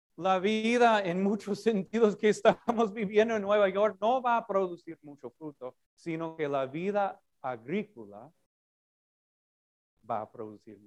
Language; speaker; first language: Spanish; non-native, fluent; English